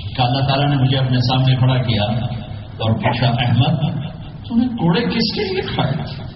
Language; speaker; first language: Urdu; non-native, local second language; Punjabi